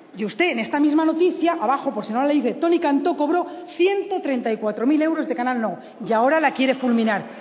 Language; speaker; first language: Spanish; native; Spanish